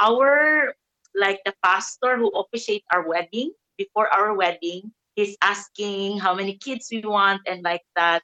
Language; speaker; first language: English; non-native, local second language; Cebuano